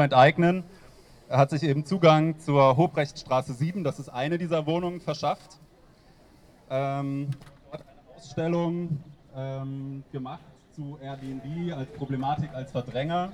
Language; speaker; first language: German; native; German